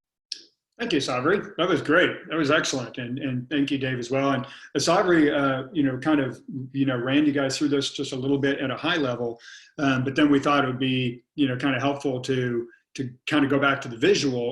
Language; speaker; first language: English; native; English